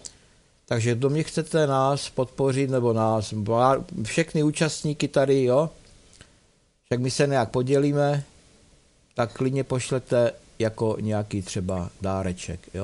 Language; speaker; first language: Czech; native; Czech